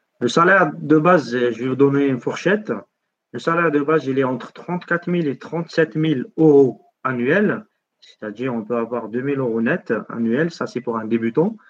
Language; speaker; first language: French; non-native, local second language; Arabic